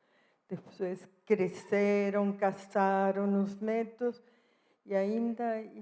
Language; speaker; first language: Portuguese; non-native, fluent; Spanish